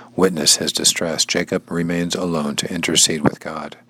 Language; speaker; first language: English; native; English